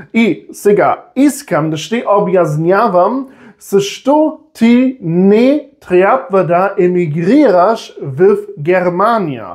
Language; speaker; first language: Bulgarian; non-native, learner; German